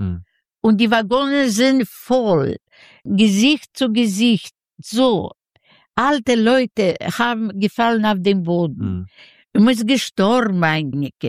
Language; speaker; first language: German; non-native, fluent; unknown